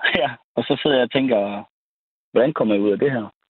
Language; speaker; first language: Danish; native; Danish